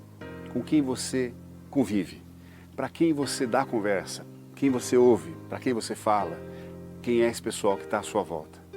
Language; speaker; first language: Portuguese; native; Portuguese